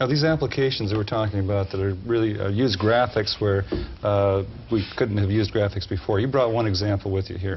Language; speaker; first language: English; native; English